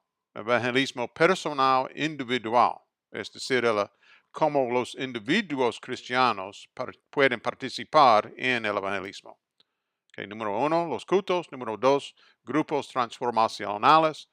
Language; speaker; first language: Spanish; non-native, fluent; English